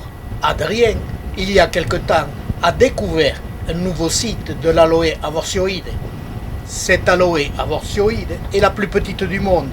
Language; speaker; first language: French; native; French